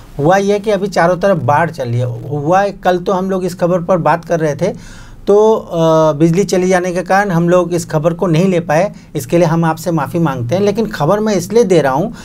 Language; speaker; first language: Hindi; non-native, local second language; Bangla